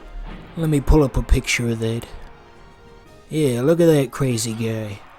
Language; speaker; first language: English; native; English